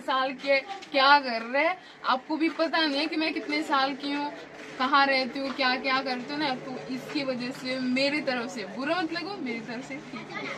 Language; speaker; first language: Hindi; non-native, learner; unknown